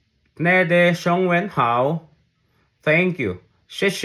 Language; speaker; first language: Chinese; non-native, learner; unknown